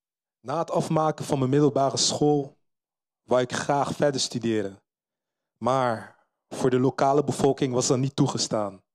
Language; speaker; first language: Dutch; early bilingual, other home language; Lingala